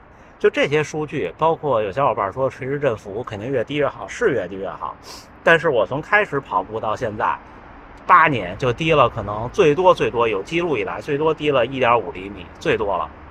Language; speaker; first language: Chinese; native; Chinese